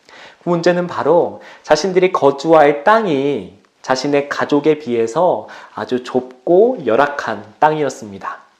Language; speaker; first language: Korean; native; Korean